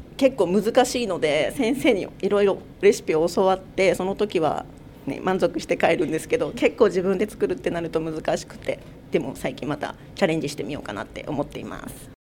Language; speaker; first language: Japanese; native; Japanese